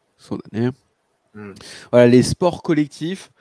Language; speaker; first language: French; native; French